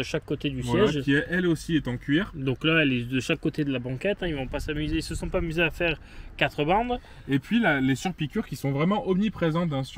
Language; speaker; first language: French; native; French